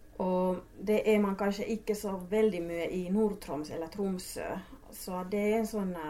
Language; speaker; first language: Swedish; non-native, local second language; Finnish